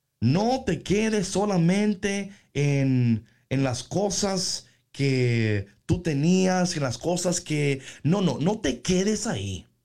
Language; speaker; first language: Spanish; native; Spanish